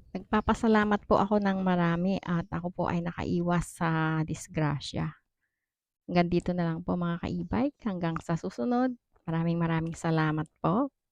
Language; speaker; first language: Filipino; native; Filipino